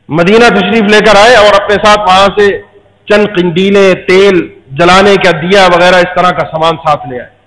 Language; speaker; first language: Urdu; native; Urdu